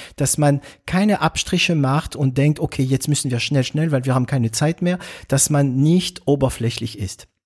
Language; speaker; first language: German; non-native, fluent; French